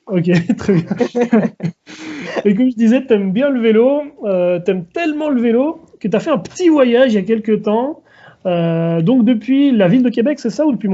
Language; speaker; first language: French; native; French